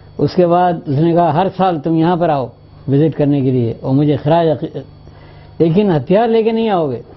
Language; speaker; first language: Urdu; native; Urdu